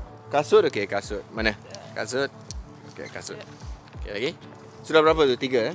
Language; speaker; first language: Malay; non-native, local second language; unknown